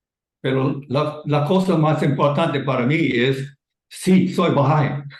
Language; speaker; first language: Spanish; non-native, fluent; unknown